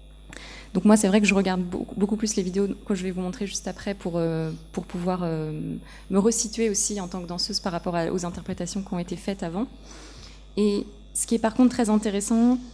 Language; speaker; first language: French; native; French